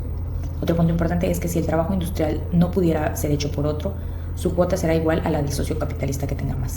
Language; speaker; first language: Spanish; native; Spanish